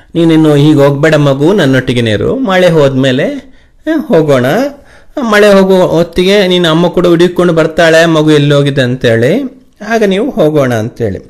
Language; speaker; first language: Kannada; native; Kannada